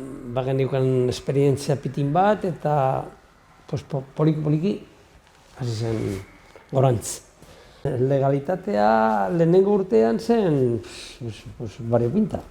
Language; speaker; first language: Basque; non-native, local second language; Spanish